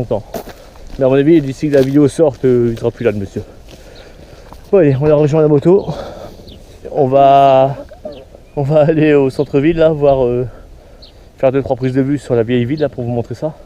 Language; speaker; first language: French; native; French